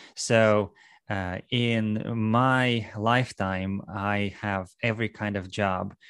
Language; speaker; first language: English; non-native, fluent; Russian